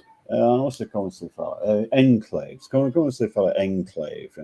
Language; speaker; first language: Portuguese; non-native, fluent; English